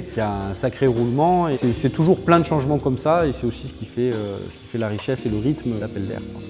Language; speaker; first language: French; native; French